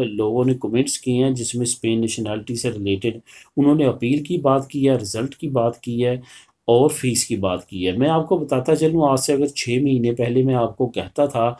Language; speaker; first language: Urdu; native; Urdu